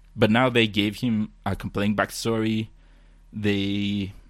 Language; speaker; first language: English; non-native, fluent; Spanish